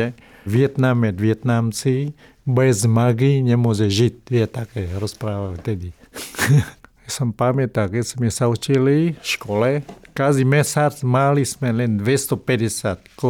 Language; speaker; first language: Slovak; non-native, learner; Vietnamese